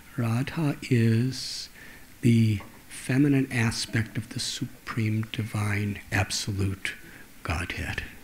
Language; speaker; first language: English; native; English